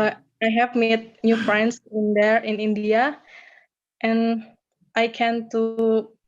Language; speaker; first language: English; non-native, learner; Indonesian